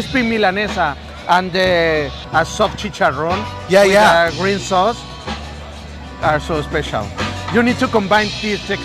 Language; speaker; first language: English; non-native, learner; Spanish